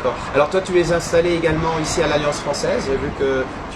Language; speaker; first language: French; native; French